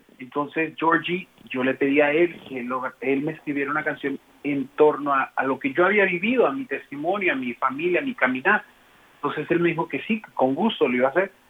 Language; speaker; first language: Spanish; early bilingual, heritage; Spanish